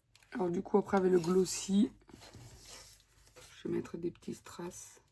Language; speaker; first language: French; native; French